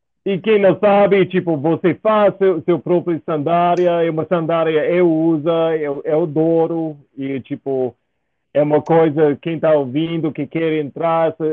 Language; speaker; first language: Portuguese; non-native, fluent; English